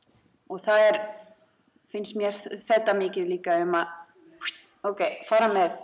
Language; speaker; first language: Icelandic; non-native, fluent; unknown